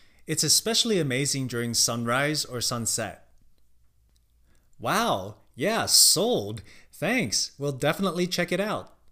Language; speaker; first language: English; non-native, fluent; Chinese